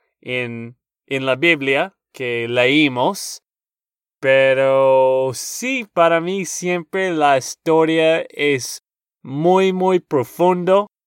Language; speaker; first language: Spanish; non-native, learner; English